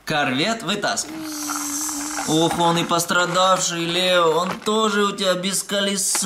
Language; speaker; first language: Russian; native; Russian